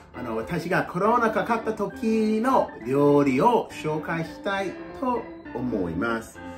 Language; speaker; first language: Japanese; non-native, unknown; English